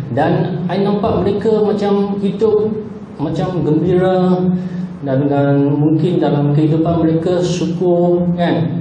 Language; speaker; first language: Malay; non-native, local second language; Min Nan Chinese